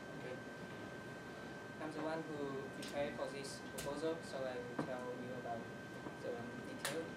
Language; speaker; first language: English; non-native, learner; Vietnamese